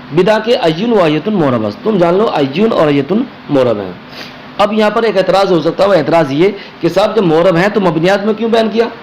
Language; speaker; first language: Urdu; native; Urdu